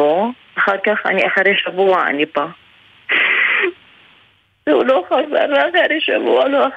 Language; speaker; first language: Hebrew; non-native, local second language; Arabic